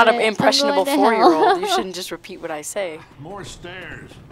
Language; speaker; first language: English; native; English